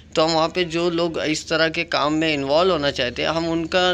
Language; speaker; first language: Hindi; non-native, local second language; Urdu